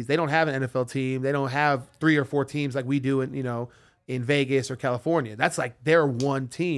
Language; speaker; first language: English; native; English